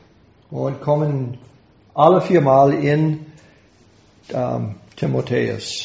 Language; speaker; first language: German; non-native, fluent; English